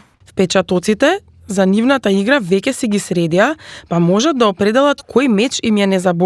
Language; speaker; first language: Macedonian; native; Macedonian